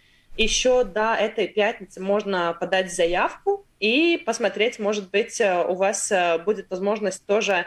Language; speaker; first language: Russian; non-native, local second language; Latvian